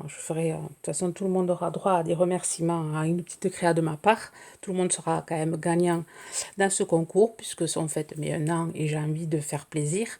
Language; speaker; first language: French; native; French